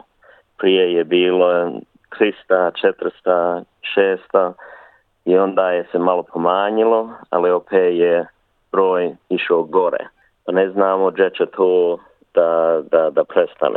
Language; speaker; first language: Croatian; early bilingual, heritage; Bosnian